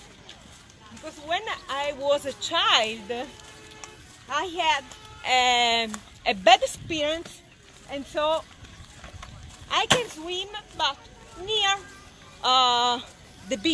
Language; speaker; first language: English; non-native, learner; Italian